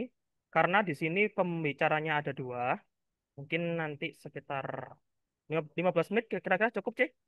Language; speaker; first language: Indonesian; native; Indonesian